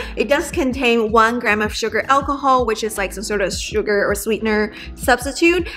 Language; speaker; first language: English; non-native, fluent; Chinese